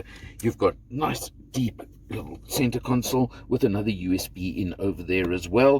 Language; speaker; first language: English; native; English